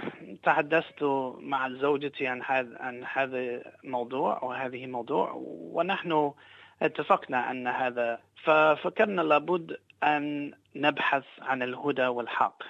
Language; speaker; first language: Arabic; non-native, fluent; English